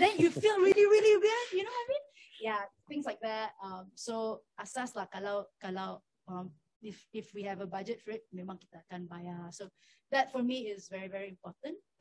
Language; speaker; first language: English; non-native, local second language; Malay